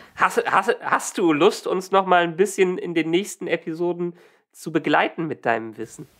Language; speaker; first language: German; native; German